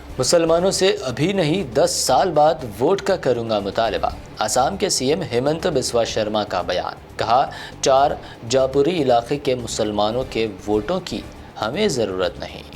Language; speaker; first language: Urdu; native; Urdu